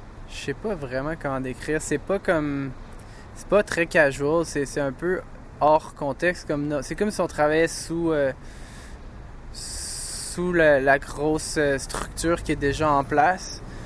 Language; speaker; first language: French; native; French